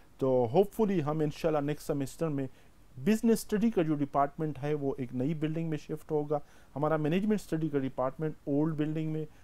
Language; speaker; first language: Urdu; non-native, local second language; Pashto